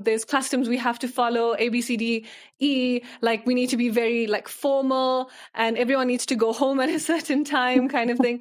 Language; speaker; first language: English; early bilingual, other home language; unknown